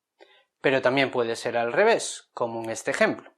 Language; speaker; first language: Spanish; native; Spanish